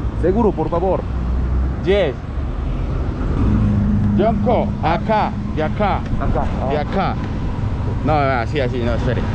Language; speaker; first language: Spanish; non-native, learner; Korean